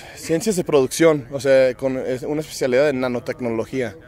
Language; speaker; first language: Spanish; early bilingual, other home language; English